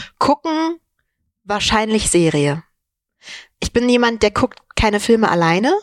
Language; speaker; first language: German; early bilingual, other home language; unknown